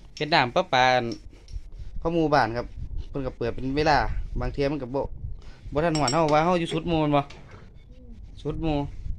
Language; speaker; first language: Thai; native; Thai